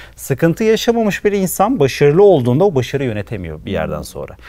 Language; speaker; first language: Turkish; native; Turkish